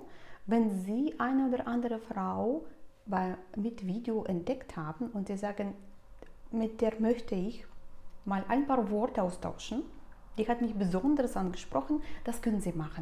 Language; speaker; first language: German; non-native, fluent; Russian